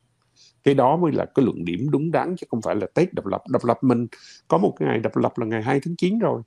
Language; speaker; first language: Vietnamese; native; Vietnamese